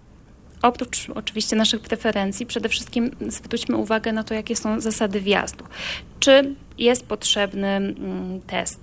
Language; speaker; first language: Polish; native; Polish